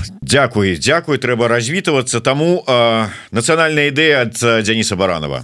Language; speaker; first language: Belarusian; non-native, local second language; Russian